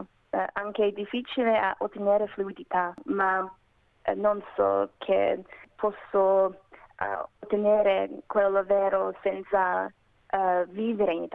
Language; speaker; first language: Italian; non-native, learner; Macedonian